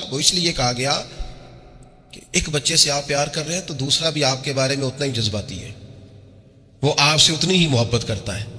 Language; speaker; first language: Urdu; non-native, local second language; Punjabi